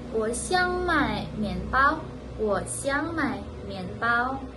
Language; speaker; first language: Chinese; non-native, learner; Indonesian